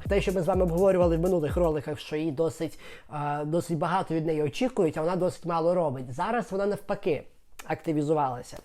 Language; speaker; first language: Ukrainian; native; Ukrainian